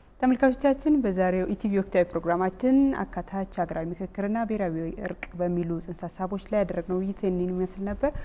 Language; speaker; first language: Amharic; native; Amharic